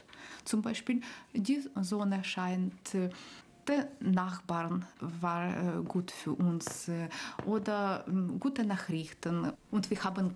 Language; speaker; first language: German; non-native, learner; Ukrainian